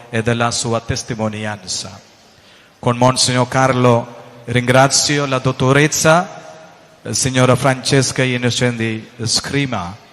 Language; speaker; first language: Italian; non-native, fluent; Malayalam